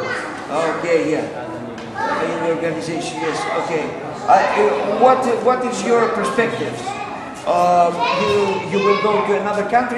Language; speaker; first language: English; non-native, fluent; Greek